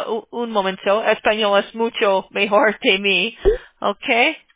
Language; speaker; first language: Spanish; non-native, learner; English